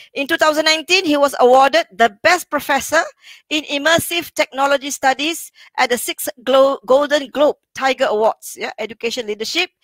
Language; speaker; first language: English; non-native, local second language; Malay